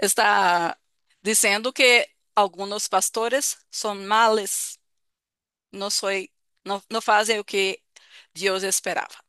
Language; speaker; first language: Spanish; non-native, fluent; Portuguese